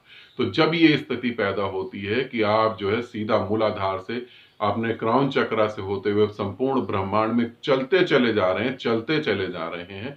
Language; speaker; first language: Hindi; native; Hindi